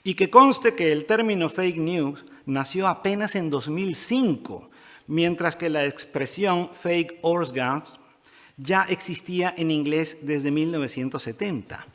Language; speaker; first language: Spanish; native; Spanish